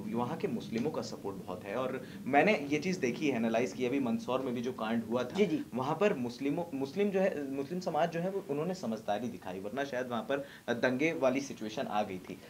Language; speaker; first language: Hindi; native; Hindi